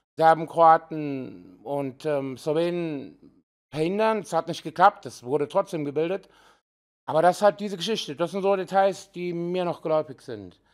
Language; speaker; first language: German; early bilingual, heritage; Serbian